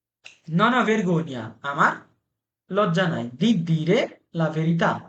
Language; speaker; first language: Italian; non-native, fluent; Bangla